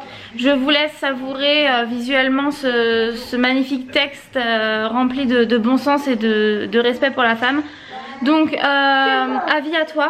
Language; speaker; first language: French; native; French